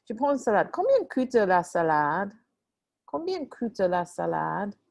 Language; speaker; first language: French; non-native, fluent; English